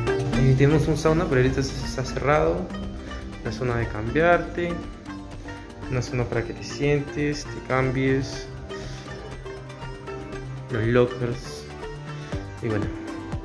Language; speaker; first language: Spanish; native; Spanish